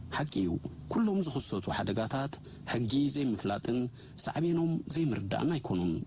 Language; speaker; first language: Tigrinya; native; Tigrinya